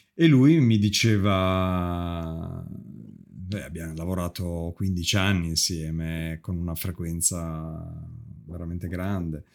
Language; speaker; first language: Italian; native; Italian